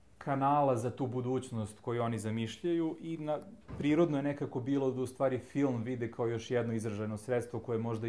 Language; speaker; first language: Serbian; native; Serbian